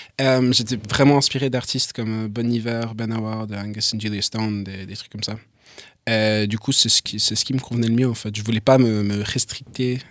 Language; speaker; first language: French; early bilingual, other home language; English